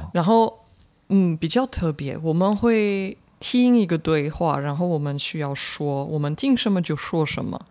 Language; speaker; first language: Chinese; non-native, fluent; French